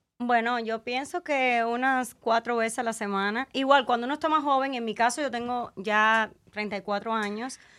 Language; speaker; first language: Spanish; native; Spanish